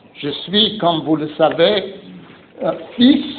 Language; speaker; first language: French; non-native, fluent; English